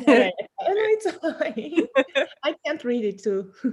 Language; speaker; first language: English; non-native, learner; Japanese